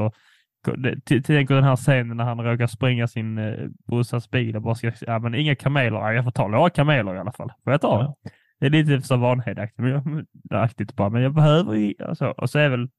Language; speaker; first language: Swedish; native; Swedish